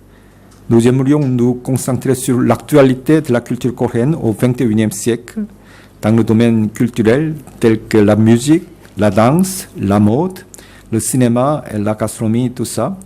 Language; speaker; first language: French; non-native, fluent; Korean